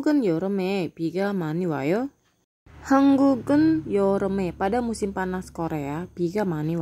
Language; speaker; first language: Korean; non-native, fluent; Indonesian